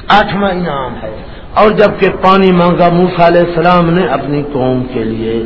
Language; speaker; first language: Urdu; non-native, local second language; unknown